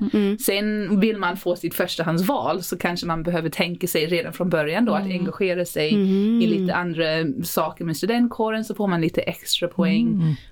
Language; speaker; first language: Swedish; non-native, fluent; Afrikaans